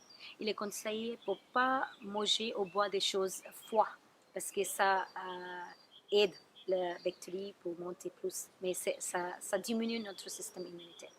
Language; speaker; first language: French; non-native, learner; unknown